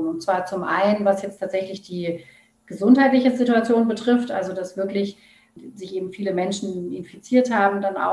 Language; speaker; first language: German; native; German